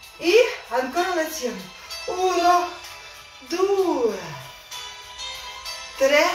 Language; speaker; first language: Italian; non-native, learner; Russian